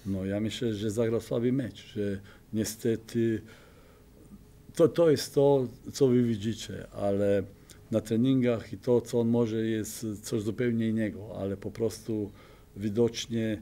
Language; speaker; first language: Polish; non-native, fluent; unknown